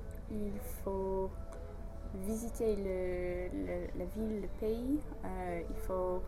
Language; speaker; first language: French; non-native, learner; English